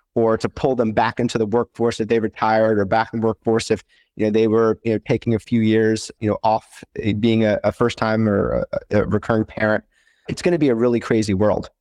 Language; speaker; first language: English; native; English